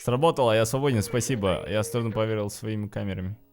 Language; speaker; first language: Russian; non-native, local second language; Kazakh